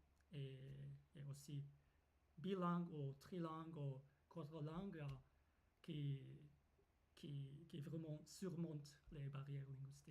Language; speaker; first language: French; non-native, fluent; Japanese